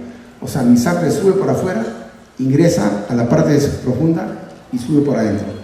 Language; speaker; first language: Spanish; native; Spanish